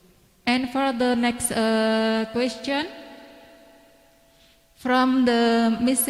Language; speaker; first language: English; non-native, learner; Indonesian